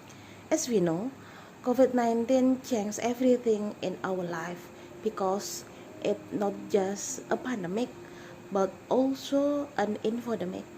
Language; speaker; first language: English; non-native, learner; Indonesian